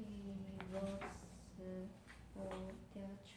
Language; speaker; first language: English; non-native, learner; Korean